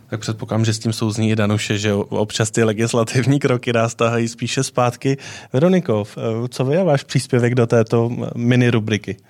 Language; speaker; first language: Czech; native; Czech